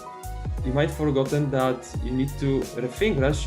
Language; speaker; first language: English; non-native, fluent; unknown